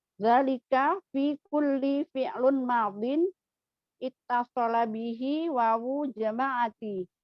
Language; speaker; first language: Arabic; non-native, learner; Indonesian